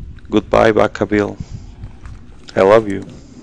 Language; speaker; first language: English; non-native, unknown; Spanish